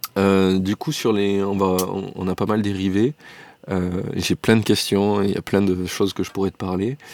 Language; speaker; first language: French; native; French